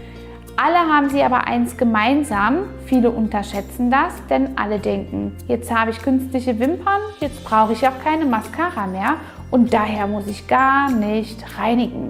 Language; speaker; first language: German; native; German